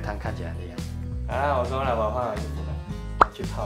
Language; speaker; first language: Chinese; native; Chinese